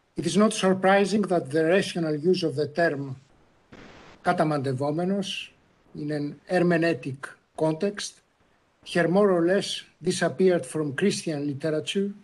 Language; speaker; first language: English; non-native, fluent; Greek